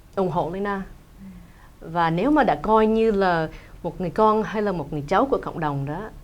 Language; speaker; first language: Vietnamese; early bilingual, heritage; Vietnamese